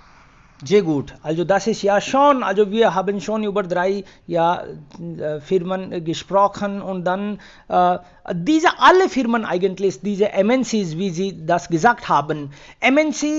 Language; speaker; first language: German; non-native, fluent; Hindi